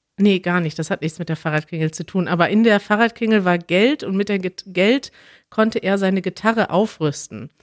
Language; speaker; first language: German; native; German